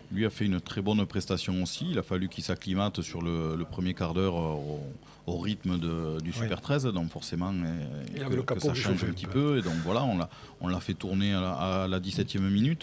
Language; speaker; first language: French; native; French